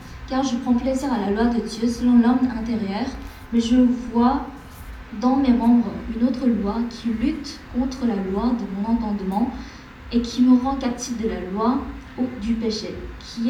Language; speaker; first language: French; non-native, fluent; Korean